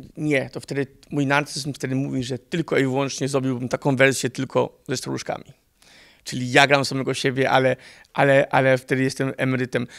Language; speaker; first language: Polish; early bilingual, heritage; Polish